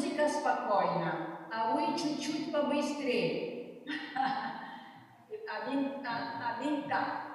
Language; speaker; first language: Russian; non-native, fluent; Italian